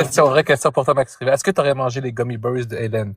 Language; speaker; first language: French; native; French